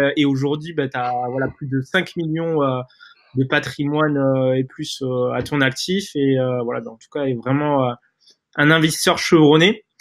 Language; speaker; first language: French; native; French